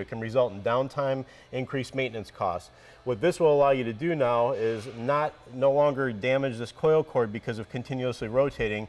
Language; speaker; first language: English; native; English